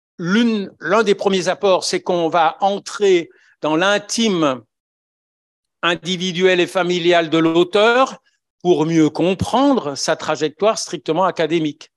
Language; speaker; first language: French; native; French